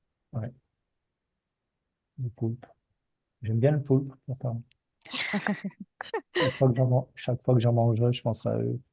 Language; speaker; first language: French; native; French